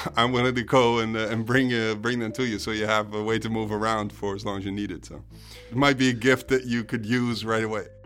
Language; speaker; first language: English; non-native, fluent; Dutch